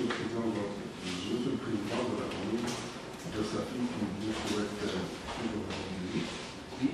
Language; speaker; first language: French; non-native, local second language; Arabic